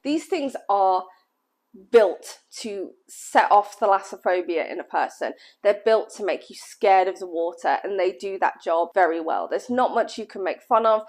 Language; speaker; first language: English; native; English